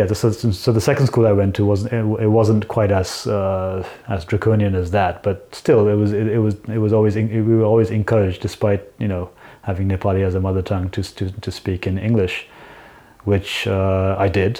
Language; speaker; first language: English; non-native, local second language; Nepali